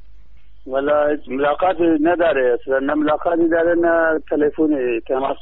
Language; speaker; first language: Persian; non-native, local second language; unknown